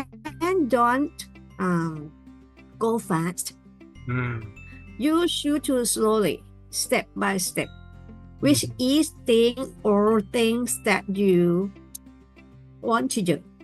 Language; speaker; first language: English; non-native, learner; Thai